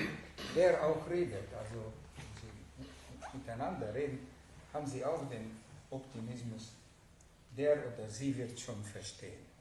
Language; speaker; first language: German; non-native, fluent; Hungarian